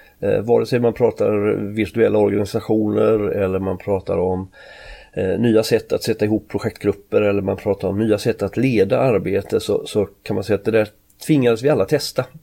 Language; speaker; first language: Swedish; native; Swedish